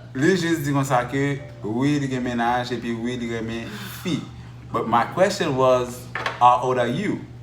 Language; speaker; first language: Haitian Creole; native; Haitian Creole